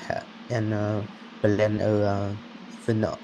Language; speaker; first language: English; non-native, learner; Vietnamese